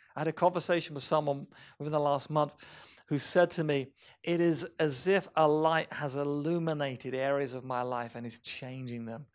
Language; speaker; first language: English; native; English